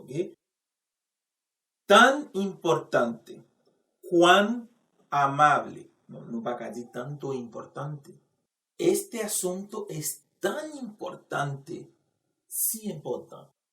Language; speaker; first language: Spanish; non-native, fluent; Haitian Creole